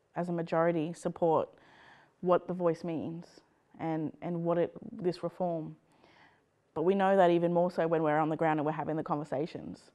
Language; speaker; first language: English; native; English